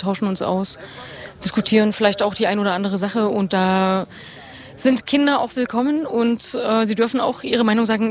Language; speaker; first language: German; native; German